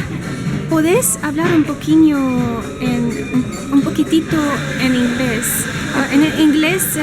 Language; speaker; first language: Spanish; non-native, learner; Russian